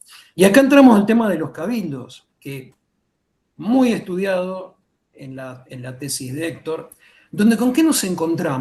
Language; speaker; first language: Spanish; native; Spanish